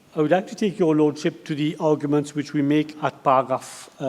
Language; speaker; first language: English; non-native, local second language; Morisyen